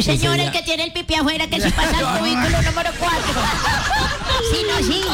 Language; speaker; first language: Spanish; native; Spanish